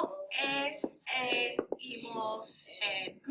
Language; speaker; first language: Spanish; non-native, fluent; English